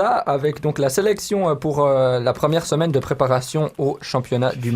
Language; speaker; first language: French; native; French